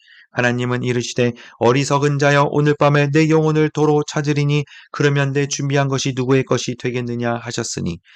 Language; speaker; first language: Korean; native; Korean